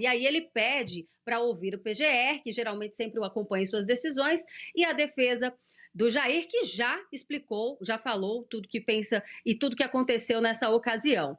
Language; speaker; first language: Portuguese; native; Portuguese